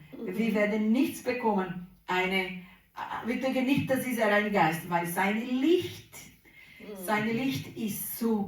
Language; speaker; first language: German; non-native, learner; Portuguese